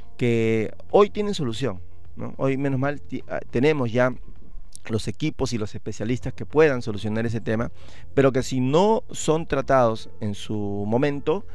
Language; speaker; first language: Spanish; native; Spanish